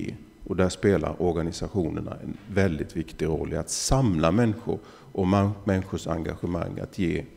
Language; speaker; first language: Swedish; native; Swedish